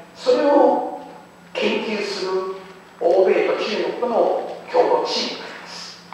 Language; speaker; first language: Japanese; non-native, fluent; Chinese